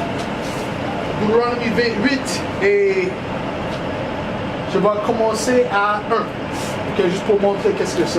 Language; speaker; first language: French; non-native, learner; English